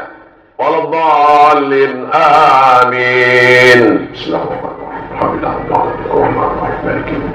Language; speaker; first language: Indonesian; non-native, local second language; Malay